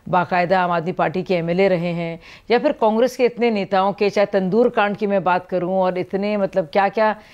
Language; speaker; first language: Hindi; native; Hindi